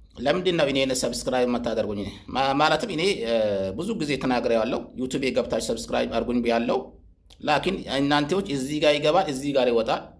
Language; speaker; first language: Amharic; non-native, local second language; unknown